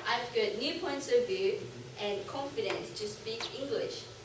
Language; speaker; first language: English; non-native, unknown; Japanese